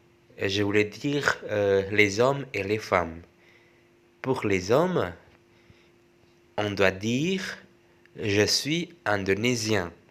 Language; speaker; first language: French; non-native, fluent; Indonesian